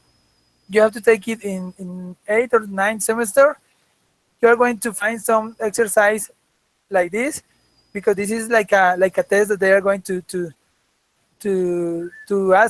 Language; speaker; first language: English; non-native, fluent; Spanish